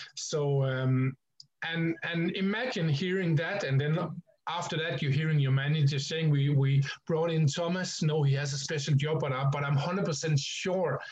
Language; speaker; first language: English; non-native, fluent; Danish